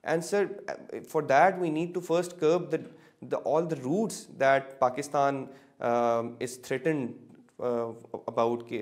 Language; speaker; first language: English; non-native, local second language; Punjabi